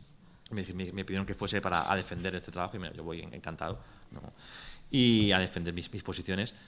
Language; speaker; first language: Spanish; native; Spanish